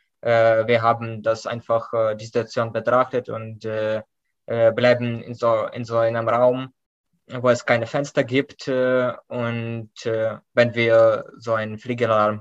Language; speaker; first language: German; non-native, fluent; Ukrainian